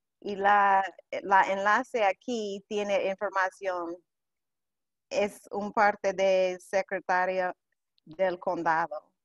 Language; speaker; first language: Spanish; non-native, fluent; English